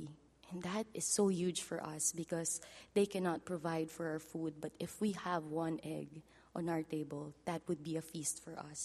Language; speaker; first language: English; non-native, local second language; Filipino